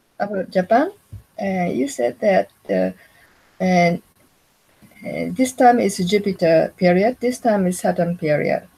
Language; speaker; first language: English; non-native, learner; Japanese